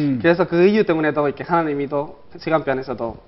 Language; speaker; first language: Korean; non-native, learner; Spanish